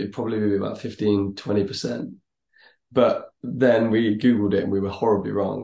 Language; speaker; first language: English; native; English